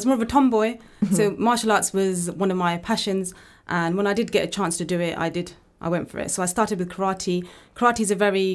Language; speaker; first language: English; native; English